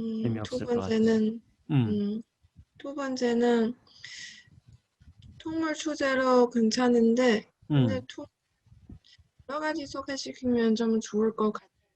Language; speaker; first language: Korean; non-native, learner; Chinese